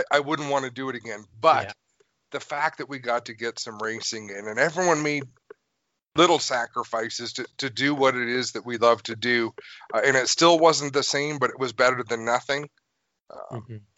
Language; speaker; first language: English; native; English